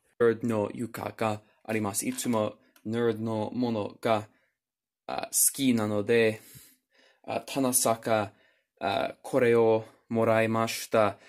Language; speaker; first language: Japanese; non-native, learner; English